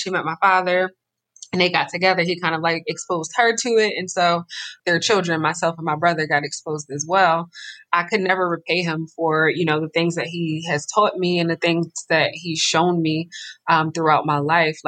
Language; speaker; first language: English; native; English